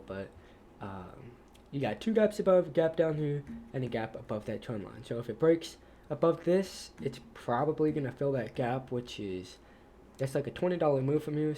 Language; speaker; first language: English; native; English